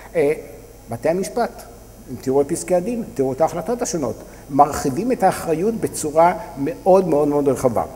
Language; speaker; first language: Hebrew; native; Hebrew